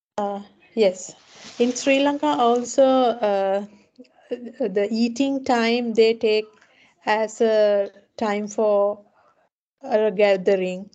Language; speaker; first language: English; non-native, local second language; Sinhala